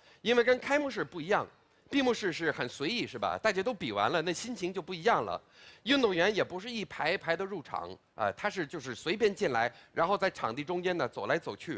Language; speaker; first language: Chinese; non-native, fluent; English